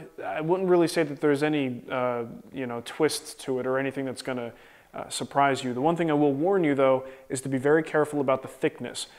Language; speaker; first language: English; native; English